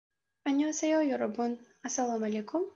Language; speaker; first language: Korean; non-native, fluent; Uzbek